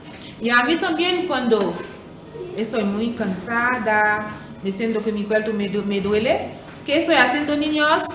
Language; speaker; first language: Spanish; non-native, fluent; Haitian Creole